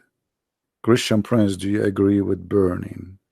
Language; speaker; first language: English; non-native, local second language; Arabic